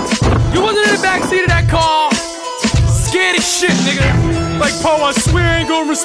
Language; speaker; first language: English; native; English